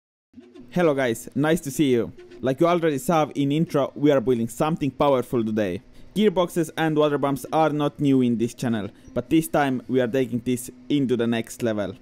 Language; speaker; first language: English; non-native, fluent; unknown